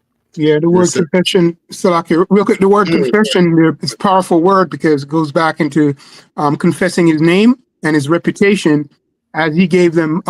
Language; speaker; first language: English; native; English